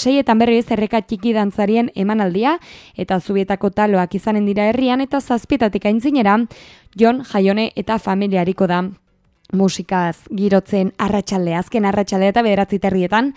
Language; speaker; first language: Basque; native; Basque